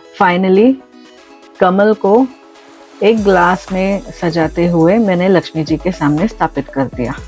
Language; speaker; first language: Hindi; non-native, local second language; Marathi